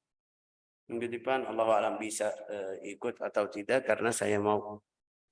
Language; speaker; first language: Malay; non-native, fluent; Arabic